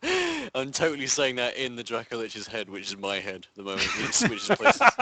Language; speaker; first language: English; native; English